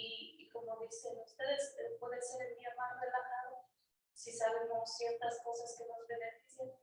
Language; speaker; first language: Spanish; early bilingual, heritage; Spanish